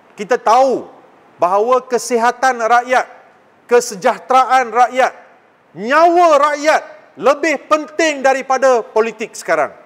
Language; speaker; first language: Malay; non-native, local second language; Tamil